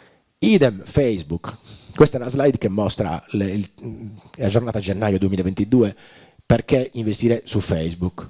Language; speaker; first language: Italian; native; Italian